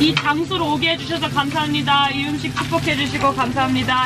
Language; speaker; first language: Korean; early bilingual, heritage; Korean